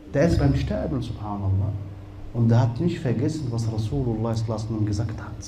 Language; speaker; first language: German; non-native, fluent; Arabic